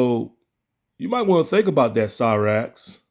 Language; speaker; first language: English; native; English